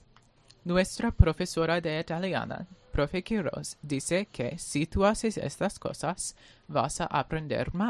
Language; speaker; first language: Spanish; non-native, learner; English